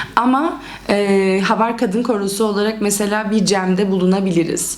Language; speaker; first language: Turkish; native; Turkish